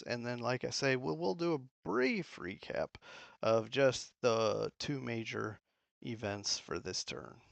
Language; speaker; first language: English; native; English